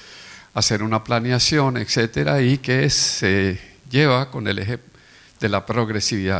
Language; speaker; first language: Spanish; native; Spanish